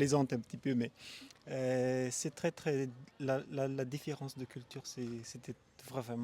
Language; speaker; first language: French; non-native, local second language; Malagasy